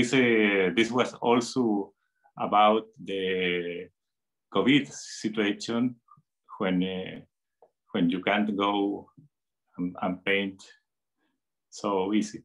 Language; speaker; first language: English; non-native, fluent; Spanish